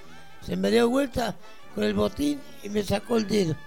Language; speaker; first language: Spanish; native; Spanish